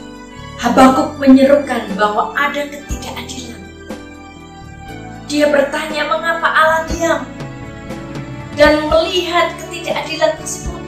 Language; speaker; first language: Indonesian; native; Indonesian